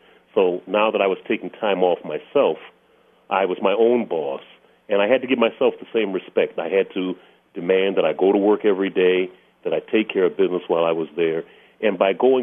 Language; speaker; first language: English; native; English